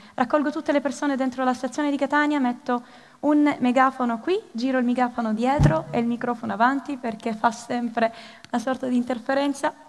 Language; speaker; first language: Italian; early bilingual, other home language; Arabic